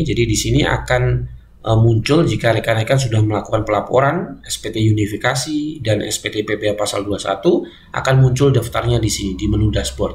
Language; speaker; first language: Indonesian; native; Indonesian